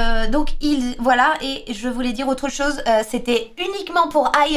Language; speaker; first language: French; native; French